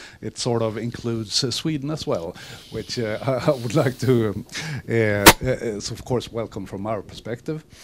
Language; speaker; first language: English; non-native, fluent; Swedish